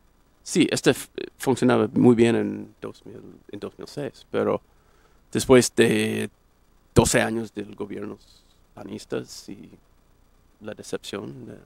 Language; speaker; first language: Spanish; non-native, fluent; English